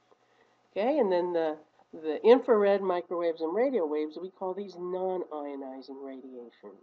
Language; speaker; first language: English; native; English